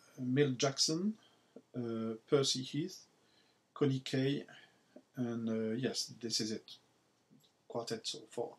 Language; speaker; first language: English; non-native, learner; French